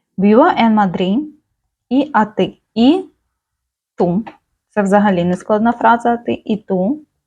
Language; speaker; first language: Ukrainian; native; Ukrainian